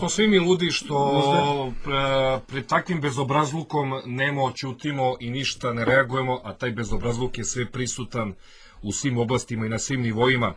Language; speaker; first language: Serbian; native; Serbian